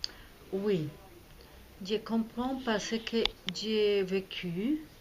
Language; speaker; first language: French; non-native, fluent; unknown